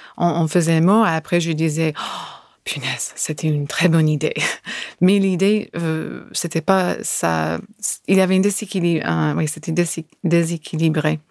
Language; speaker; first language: French; non-native, fluent; English